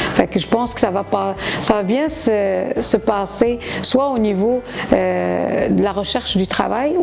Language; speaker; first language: French; non-native, local second language; Arabic